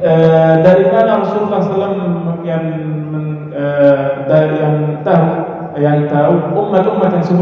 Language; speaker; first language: Indonesian; non-native, learner; Arabic